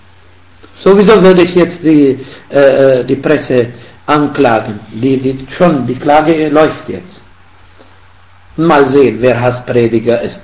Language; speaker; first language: German; non-native, fluent; Arabic